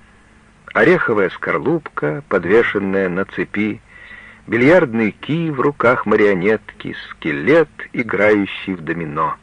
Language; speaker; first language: Russian; native; Russian